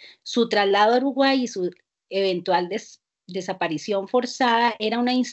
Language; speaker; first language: Spanish; native; Spanish